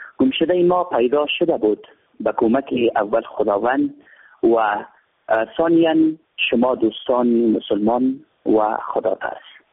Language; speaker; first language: Persian; native; Persian